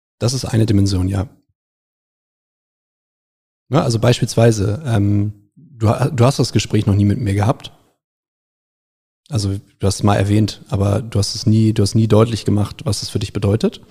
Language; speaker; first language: German; native; German